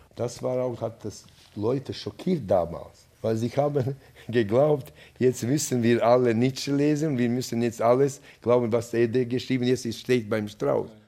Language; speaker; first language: German; non-native, fluent; Latvian